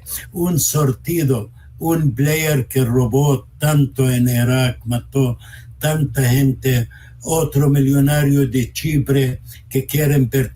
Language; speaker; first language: Spanish; non-native, fluent; Arabic